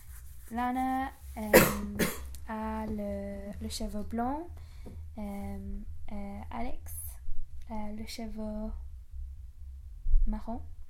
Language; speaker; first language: French; non-native, learner; English